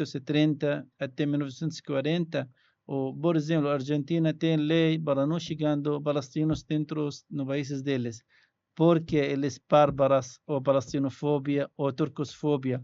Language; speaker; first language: Portuguese; non-native, learner; Arabic